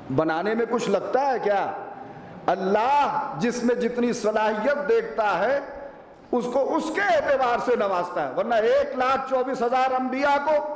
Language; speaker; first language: Urdu; native; Urdu